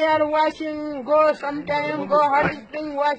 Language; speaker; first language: English; non-native, learner; Nepali